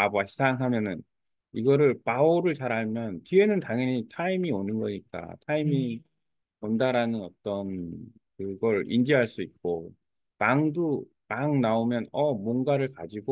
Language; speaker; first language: Korean; native; Korean